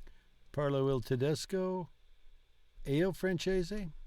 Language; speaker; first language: Italian; non-native, learner; English